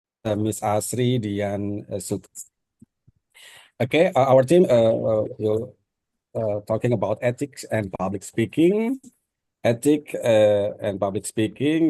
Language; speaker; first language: English; non-native, learner; Indonesian